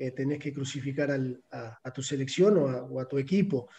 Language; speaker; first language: Spanish; native; Spanish